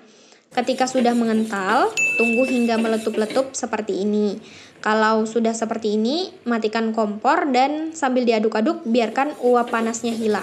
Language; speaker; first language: Indonesian; native; Indonesian